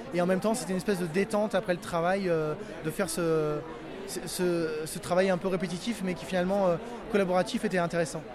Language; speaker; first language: French; native; French